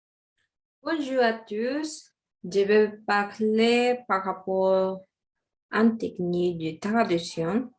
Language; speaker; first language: French; non-native, learner; Spanish